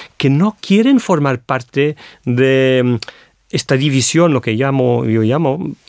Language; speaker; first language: Spanish; non-native, fluent; English